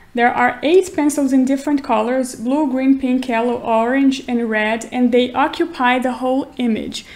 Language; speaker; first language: English; non-native, fluent; Portuguese